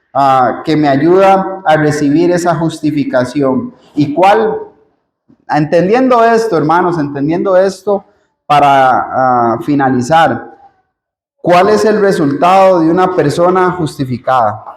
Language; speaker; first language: Spanish; native; Spanish